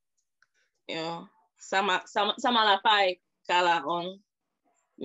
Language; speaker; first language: Finnish; non-native, learner; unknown